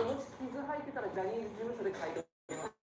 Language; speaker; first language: Japanese; native; Japanese